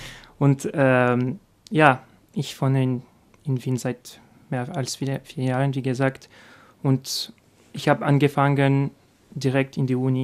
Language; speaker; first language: German; non-native, learner; French